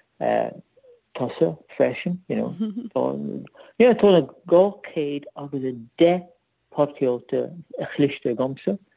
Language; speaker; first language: Irish; non-native, learner; English